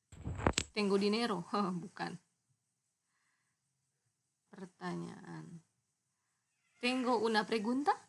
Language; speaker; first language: Spanish; non-native, learner; Indonesian